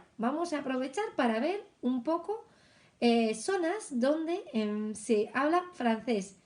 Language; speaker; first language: Spanish; non-native, fluent; French